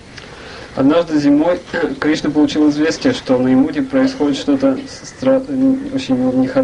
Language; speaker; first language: Russian; native; Russian